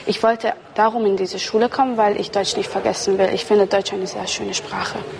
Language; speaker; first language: German; early bilingual, other home language; Hungarian